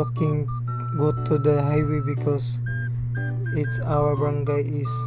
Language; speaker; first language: English; non-native, learner; Cebuano